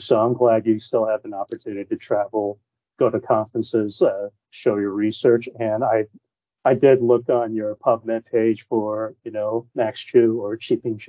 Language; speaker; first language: English; non-native, local second language; Cantonese